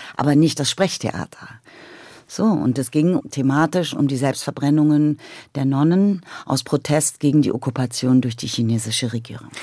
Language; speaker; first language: German; native; German